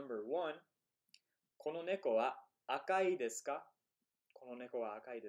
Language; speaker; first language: Japanese; non-native, fluent; English